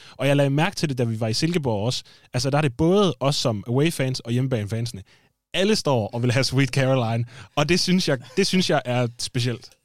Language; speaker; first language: Danish; native; Danish